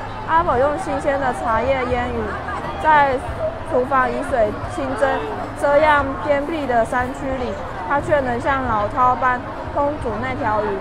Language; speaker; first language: Chinese; native; Chinese